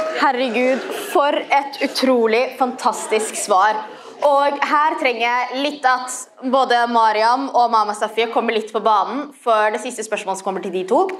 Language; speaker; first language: Norwegian; early bilingual, other home language; Somali